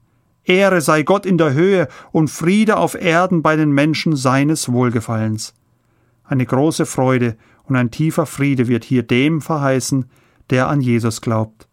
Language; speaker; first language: German; native; German